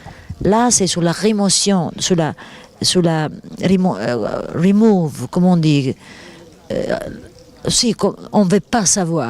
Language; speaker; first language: French; non-native, fluent; Italian